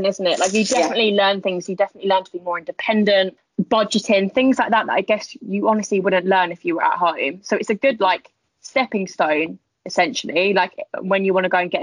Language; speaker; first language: English; native; English